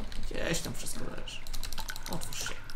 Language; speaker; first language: Polish; native; Polish